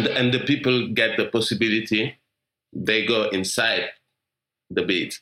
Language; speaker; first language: English; non-native, learner; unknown